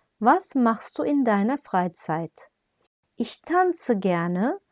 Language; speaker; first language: German; non-native, fluent; Turkish